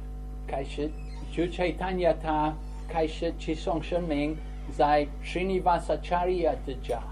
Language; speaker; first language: Chinese; non-native, fluent; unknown